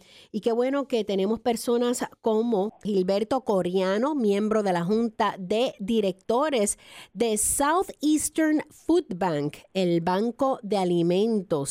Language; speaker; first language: Spanish; native; Spanish